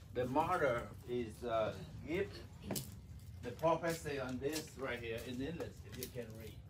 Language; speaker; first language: English; non-native, learner; Vietnamese